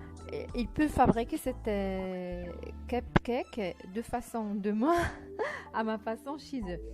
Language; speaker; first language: French; non-native, fluent; Arabic